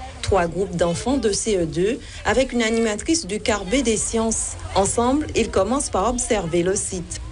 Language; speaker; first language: French; native; French